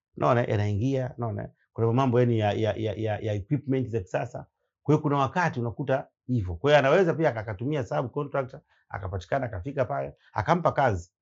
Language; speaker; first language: Swahili; native; Swahili